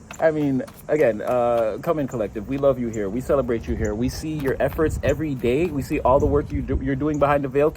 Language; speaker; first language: English; native; English